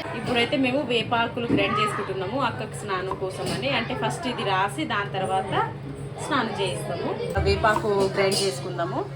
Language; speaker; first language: Telugu; non-native, local second language; Lambadi